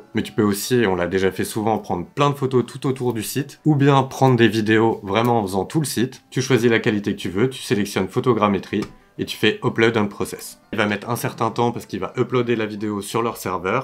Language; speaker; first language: French; native; French